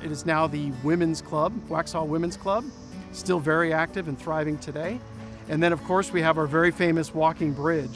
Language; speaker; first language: English; native; English